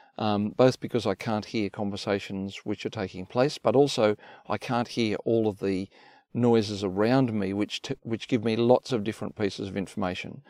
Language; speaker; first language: English; native; English